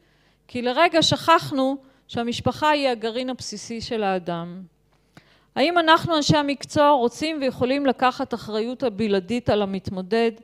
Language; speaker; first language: Hebrew; native; Hebrew